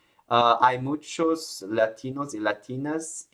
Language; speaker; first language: Spanish; non-native, learner; Chinese